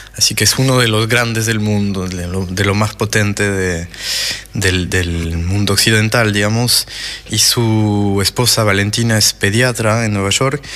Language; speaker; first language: Spanish; non-native, fluent; French